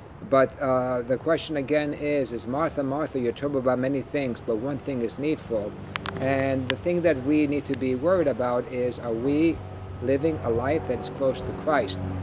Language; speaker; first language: English; early bilingual, other home language; Greek